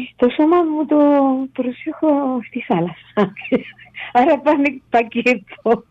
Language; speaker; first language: Greek; non-native, fluent; Spanish